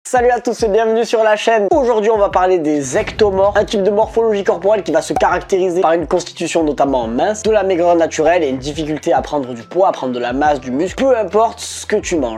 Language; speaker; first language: French; native; French